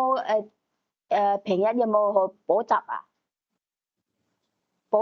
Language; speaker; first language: Cantonese; native; Cantonese